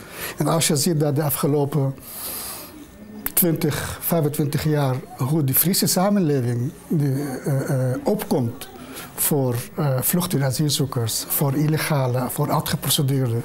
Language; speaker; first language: Dutch; non-native, fluent; Arabic